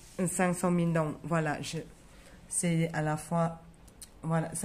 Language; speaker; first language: French; non-native, fluent; Vietnamese